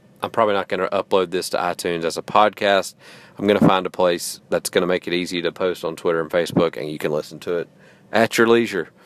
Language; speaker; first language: English; native; English